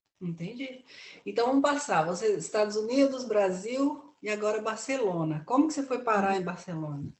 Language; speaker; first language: Portuguese; native; Portuguese